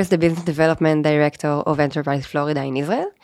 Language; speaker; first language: English; non-native, fluent; Hebrew